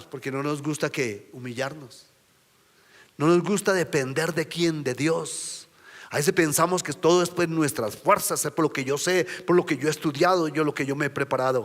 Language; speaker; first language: Spanish; native; Spanish